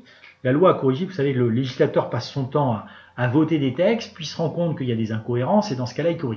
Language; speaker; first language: French; native; French